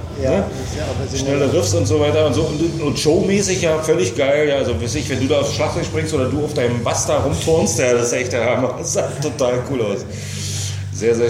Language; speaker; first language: German; native; German